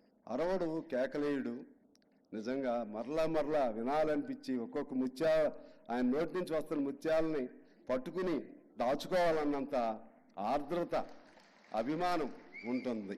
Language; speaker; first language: Telugu; native; Telugu